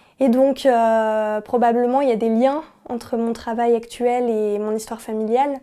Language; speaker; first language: French; native; French